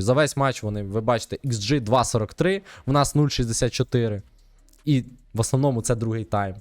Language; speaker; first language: Ukrainian; native; Ukrainian